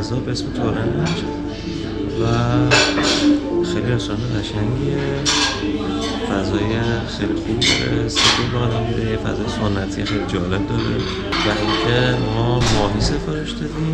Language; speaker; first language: Persian; native; Persian